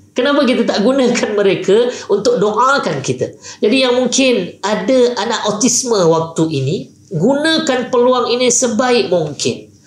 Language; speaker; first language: Malay; native; Malay